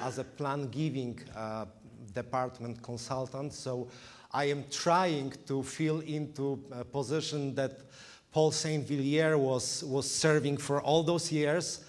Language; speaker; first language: English; non-native, fluent; Polish